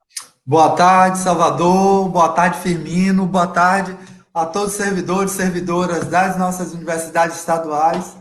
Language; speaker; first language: Portuguese; native; Portuguese